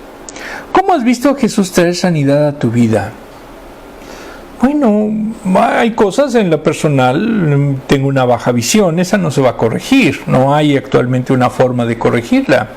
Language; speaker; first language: Spanish; native; Spanish